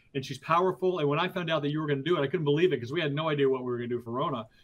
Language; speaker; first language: English; native; English